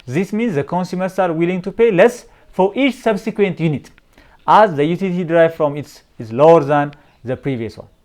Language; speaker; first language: English; non-native, local second language; Amharic